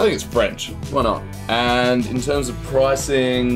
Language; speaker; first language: English; native; English